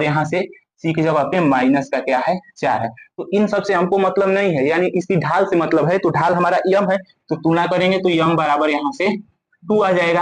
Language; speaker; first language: Hindi; native; Hindi